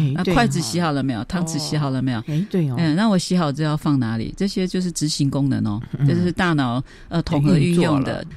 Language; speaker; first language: Chinese; native; Chinese